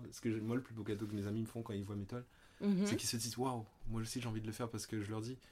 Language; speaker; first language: French; native; French